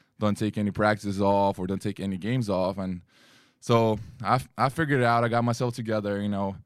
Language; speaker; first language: English; non-native, fluent; Lithuanian